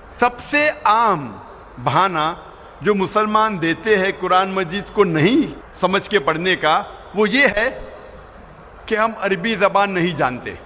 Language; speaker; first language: Urdu; non-native, local second language; Konkani